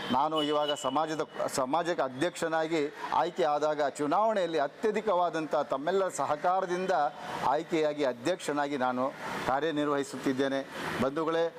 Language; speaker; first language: Kannada; non-native, local second language; Marathi